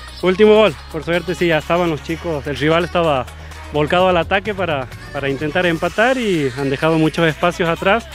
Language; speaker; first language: Spanish; native; Spanish